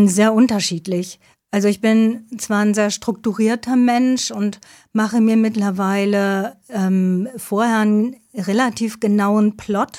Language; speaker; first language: German; native; German